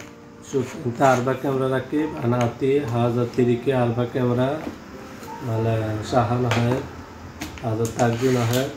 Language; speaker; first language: Arabic; non-native, learner; Hindi